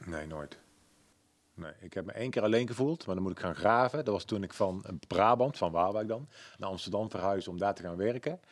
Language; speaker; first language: Dutch; native; Dutch